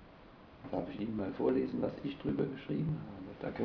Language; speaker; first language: German; native; German